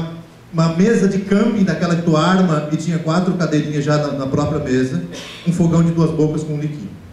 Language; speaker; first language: Portuguese; native; Portuguese